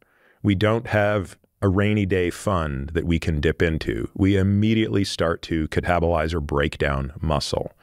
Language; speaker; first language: English; native; English